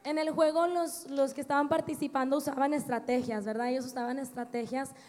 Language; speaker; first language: Spanish; early bilingual, other home language; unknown